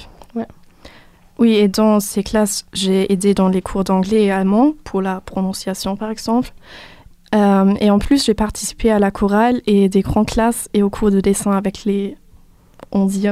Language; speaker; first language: French; non-native, fluent; German